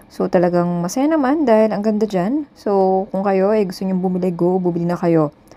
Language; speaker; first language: Filipino; native; Filipino